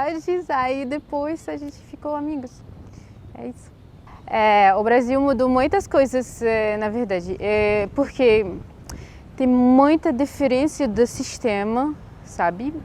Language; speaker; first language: Portuguese; non-native, fluent; Arabic